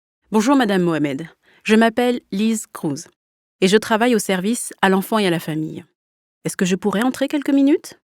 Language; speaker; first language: French; native; French